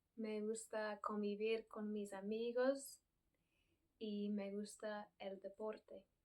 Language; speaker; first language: Spanish; non-native, fluent; English